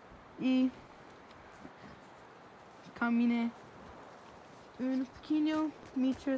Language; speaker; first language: Spanish; non-native, learner; English